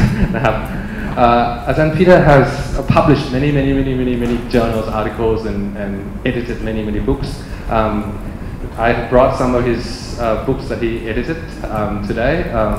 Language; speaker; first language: English; non-native, fluent; Thai